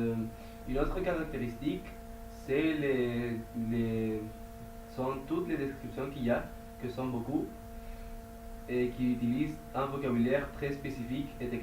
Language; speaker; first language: French; non-native, learner; Spanish